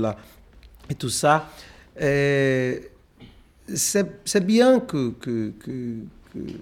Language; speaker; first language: French; non-native, fluent; Portuguese